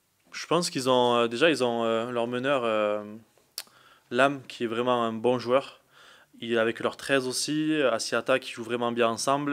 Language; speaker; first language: French; native; French